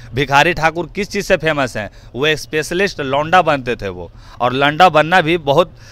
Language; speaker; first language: Hindi; native; Hindi